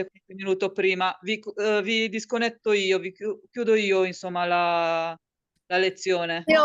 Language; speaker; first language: Italian; native; Italian